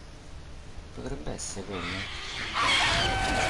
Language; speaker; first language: Italian; native; Italian